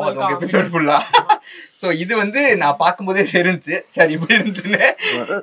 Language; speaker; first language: Tamil; native; Tamil